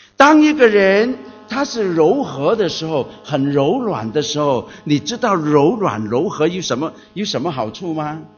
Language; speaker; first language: Chinese; non-native, local second language; Cantonese